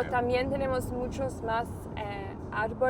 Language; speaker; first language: Spanish; non-native, learner; English